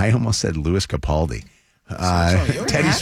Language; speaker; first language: English; native; English